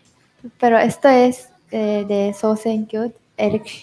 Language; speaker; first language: Spanish; non-native, learner; Japanese